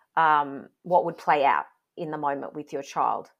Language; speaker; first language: English; native; English